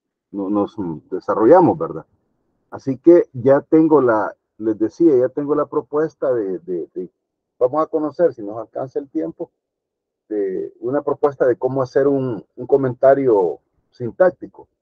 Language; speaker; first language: Spanish; native; Spanish